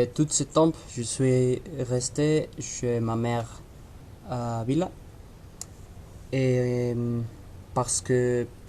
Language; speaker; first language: French; non-native, learner; Spanish